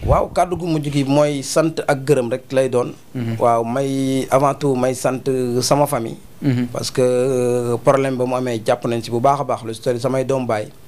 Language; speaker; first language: Wolof; native; Wolof